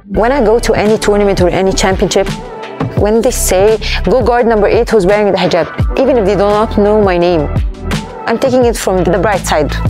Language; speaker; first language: English; non-native, fluent; Arabic